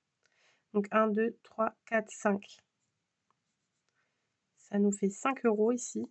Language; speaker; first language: French; native; French